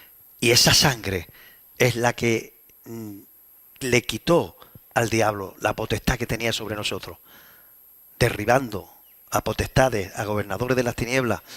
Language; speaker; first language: Spanish; native; Spanish